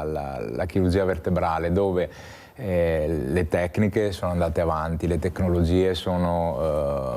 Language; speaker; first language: Italian; native; Italian